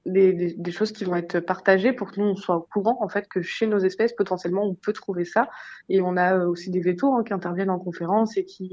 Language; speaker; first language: French; native; French